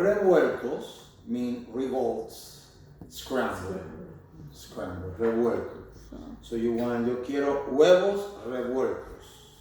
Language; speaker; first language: Spanish; non-native, learner; English